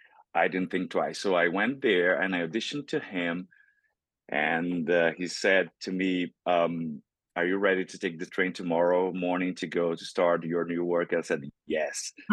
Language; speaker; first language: English; non-native, fluent; Portuguese